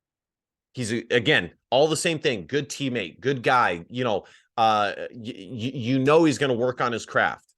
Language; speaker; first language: English; native; English